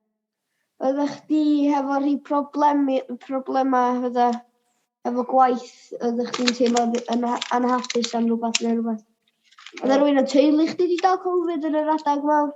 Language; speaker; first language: Welsh; native; Welsh